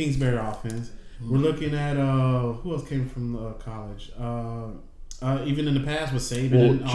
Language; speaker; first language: English; native; English